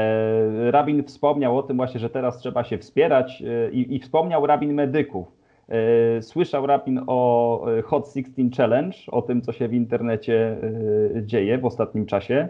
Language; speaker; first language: Polish; native; Polish